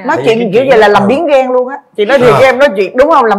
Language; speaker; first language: Vietnamese; native; Vietnamese